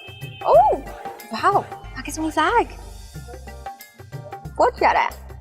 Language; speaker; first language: Hindi; non-native, fluent; Chinese